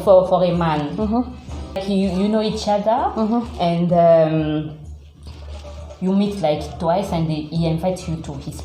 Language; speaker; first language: English; non-native, learner; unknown